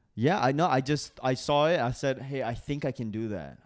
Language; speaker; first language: English; native; English